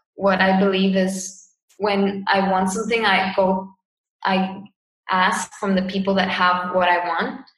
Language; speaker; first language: English; non-native, fluent; Greek